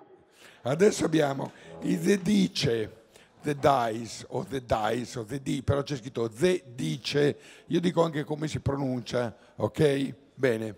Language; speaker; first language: Italian; native; Italian